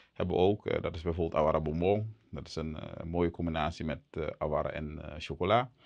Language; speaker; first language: Dutch; native; Dutch